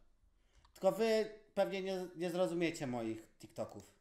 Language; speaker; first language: Polish; native; Polish